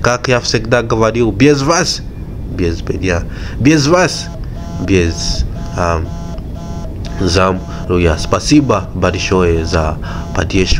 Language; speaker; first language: Russian; non-native, fluent; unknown